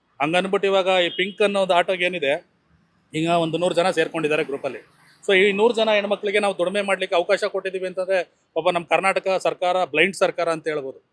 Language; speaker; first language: Kannada; native; Kannada